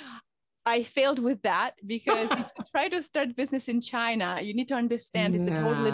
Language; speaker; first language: English; non-native, fluent; Ukrainian